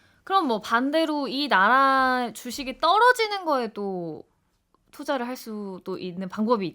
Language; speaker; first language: Korean; native; Korean